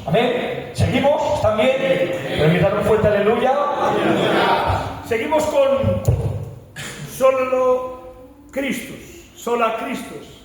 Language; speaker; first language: Spanish; native; Spanish